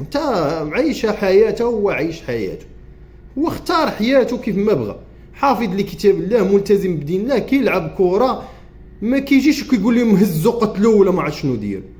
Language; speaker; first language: Arabic; native; Arabic